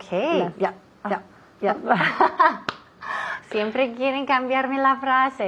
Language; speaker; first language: Spanish; non-native, fluent; English